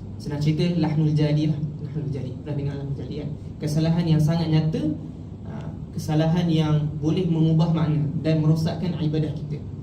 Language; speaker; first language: Malay; native; Malay